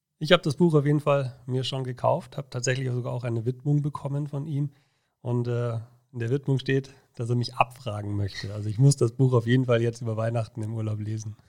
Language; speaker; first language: German; native; German